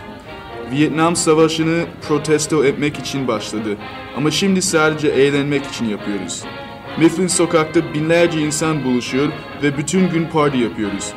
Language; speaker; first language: Turkish; early bilingual, heritage; Turkish